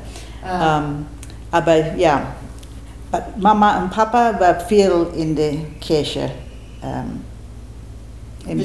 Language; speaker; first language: German; non-native, learner; English